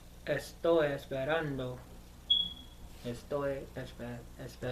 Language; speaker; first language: Spanish; non-native, learner; English